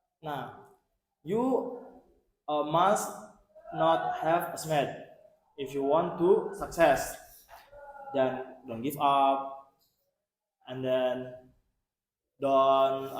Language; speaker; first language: English; non-native, learner; Indonesian